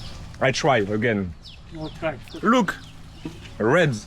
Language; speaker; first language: English; non-native, learner; French